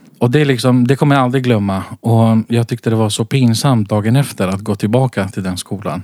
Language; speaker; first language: Swedish; early bilingual, other home language; Central Kurdish